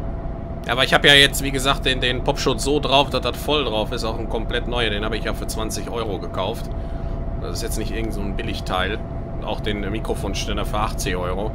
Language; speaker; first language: German; native; German